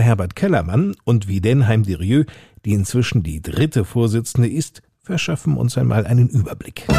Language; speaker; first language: German; native; German